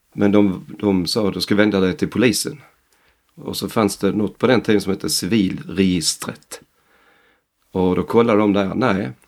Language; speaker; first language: Swedish; native; Swedish